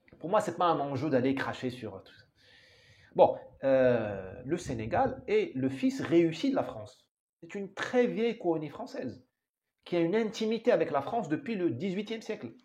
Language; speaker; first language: French; non-native, local second language; Arabic